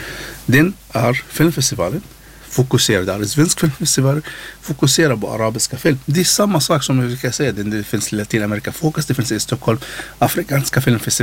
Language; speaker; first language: Swedish; non-native, learner; Arabic